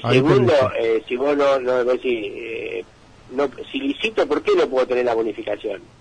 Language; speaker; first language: Spanish; native; Spanish